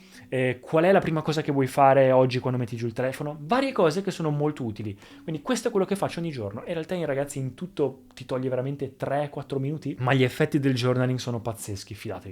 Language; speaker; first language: Italian; native; Italian